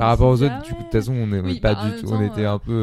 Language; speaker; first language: French; native; French